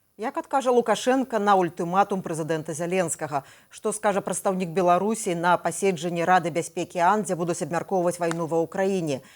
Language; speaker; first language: Belarusian; native; Belarusian